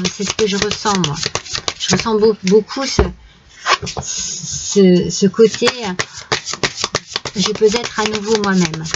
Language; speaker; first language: French; native; French